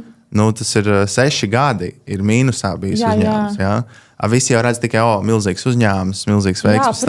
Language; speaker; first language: Latvian; native; Latvian